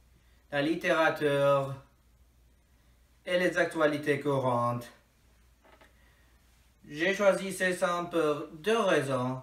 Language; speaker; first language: French; non-native, fluent; English